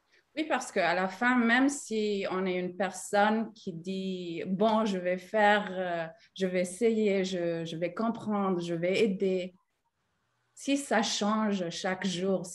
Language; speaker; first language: French; non-native, fluent; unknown